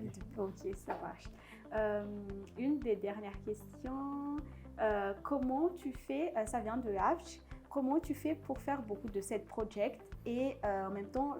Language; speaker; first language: French; non-native, local second language; Malagasy